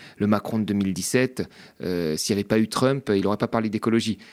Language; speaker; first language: French; native; French